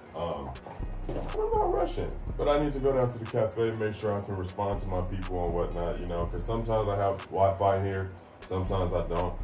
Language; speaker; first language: English; native; English